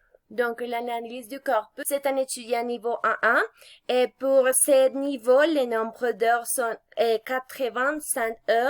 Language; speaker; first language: French; non-native, fluent; Spanish